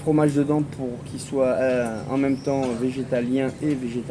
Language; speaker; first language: French; native; French